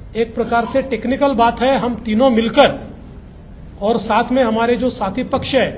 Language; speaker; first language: Hindi; non-native, local second language; Marathi